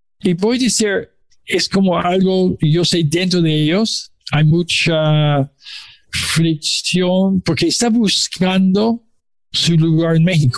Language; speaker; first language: Spanish; non-native, learner; English